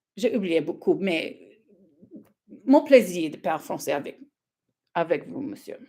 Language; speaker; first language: French; non-native, learner; English